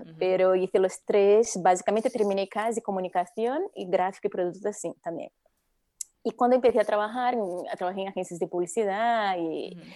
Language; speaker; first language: Spanish; non-native, fluent; Portuguese